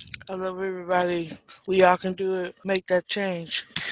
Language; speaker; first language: English; native; English